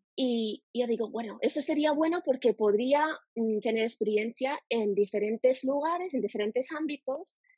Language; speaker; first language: Spanish; non-native, fluent; English